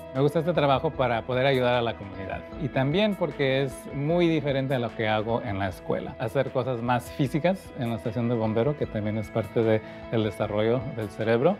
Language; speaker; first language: Spanish; early bilingual, heritage; Spanish